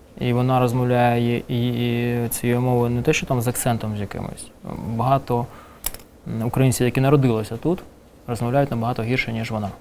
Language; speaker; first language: Ukrainian; non-native, local second language; Russian